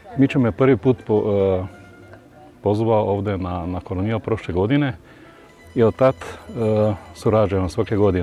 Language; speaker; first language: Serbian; non-native, learner; Slovenian